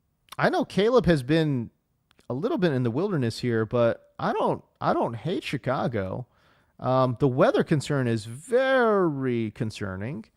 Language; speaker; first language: English; native; English